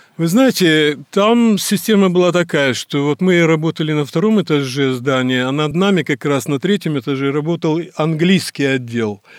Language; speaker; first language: Russian; native; Russian